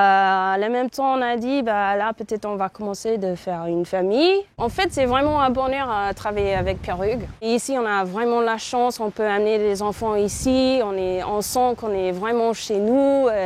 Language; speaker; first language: French; non-native, fluent; English